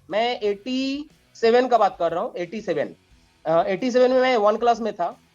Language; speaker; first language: Hindi; non-native, local second language; Bangla